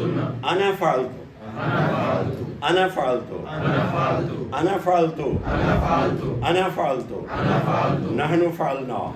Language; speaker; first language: Arabic; non-native, fluent; Urdu